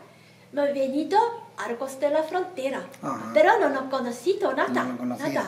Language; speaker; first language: Spanish; non-native, learner; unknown